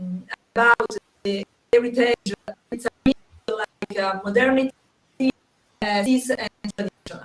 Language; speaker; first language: English; non-native, learner; Italian